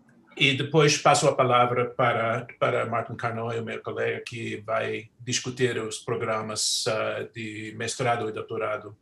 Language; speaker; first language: Portuguese; non-native, fluent; English